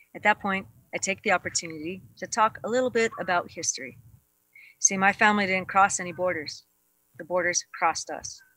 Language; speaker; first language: English; native; English